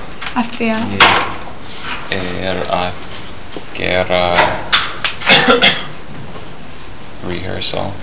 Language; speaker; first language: Icelandic; non-native, learner; English